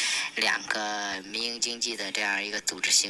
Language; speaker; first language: Chinese; native; Chinese